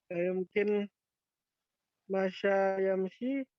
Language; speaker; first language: Arabic; non-native, learner; Indonesian